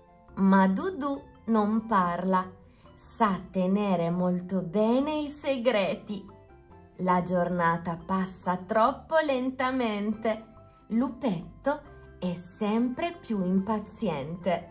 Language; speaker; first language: Italian; native; Italian